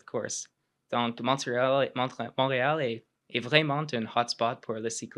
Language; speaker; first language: French; non-native, local second language; English